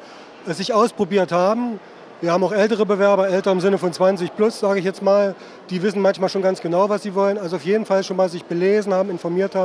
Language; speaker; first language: German; native; German